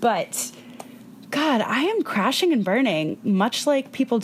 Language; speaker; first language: English; native; English